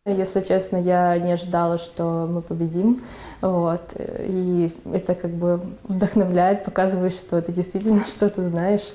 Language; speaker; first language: Russian; native; Russian